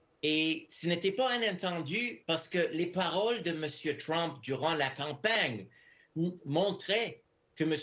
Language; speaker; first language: French; non-native, fluent; English